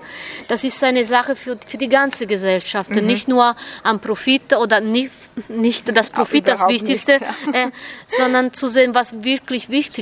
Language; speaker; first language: German; non-native, fluent; Italian